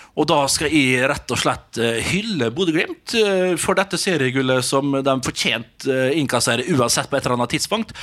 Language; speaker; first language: Norwegian; native; Norwegian